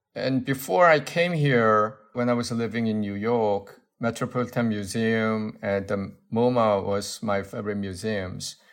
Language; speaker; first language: English; non-native, fluent; Korean